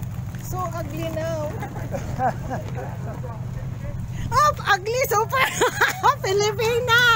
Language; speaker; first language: English; non-native, learner; Cebuano